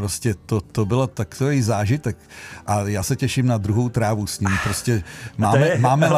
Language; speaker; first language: Czech; native; Czech